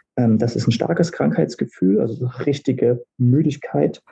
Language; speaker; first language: German; native; German